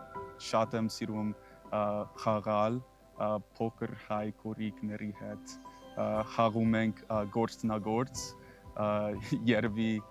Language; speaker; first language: Armenian; non-native, learner; English